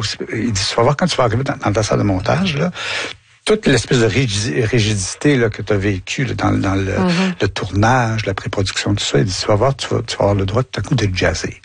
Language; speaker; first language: French; native; French